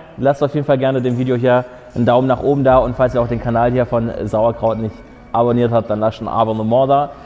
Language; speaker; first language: German; early bilingual, other home language; Polish